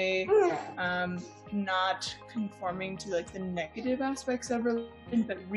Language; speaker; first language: English; native; English